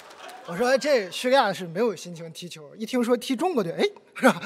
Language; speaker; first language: Chinese; native; Chinese